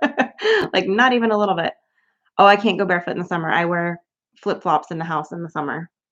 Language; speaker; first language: English; native; English